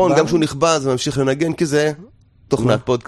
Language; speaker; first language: Hebrew; native; Hebrew